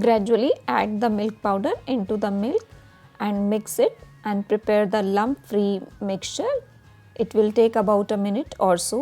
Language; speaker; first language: English; non-native, local second language; Hindi